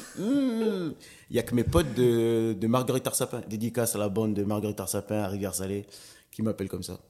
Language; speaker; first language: French; non-native, local second language; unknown